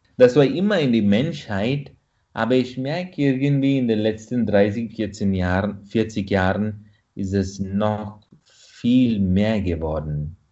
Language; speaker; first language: German; non-native, fluent; Malayalam